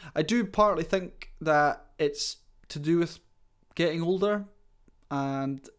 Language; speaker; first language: English; native; English